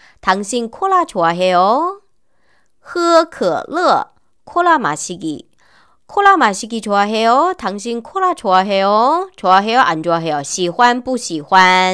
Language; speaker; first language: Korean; non-native, learner; Chinese